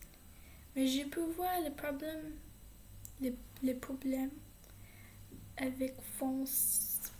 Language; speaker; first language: French; non-native, learner; English